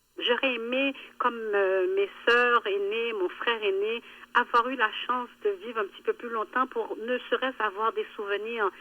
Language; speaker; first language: French; early bilingual, other home language; Haitian Creole